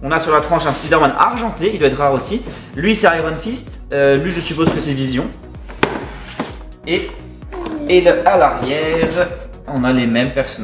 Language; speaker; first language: French; native; French